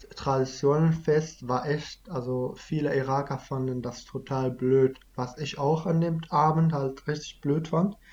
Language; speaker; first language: German; non-native, fluent; Kurdish